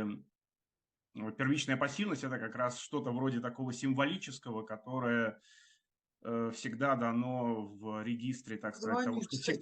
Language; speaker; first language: Russian; native; Russian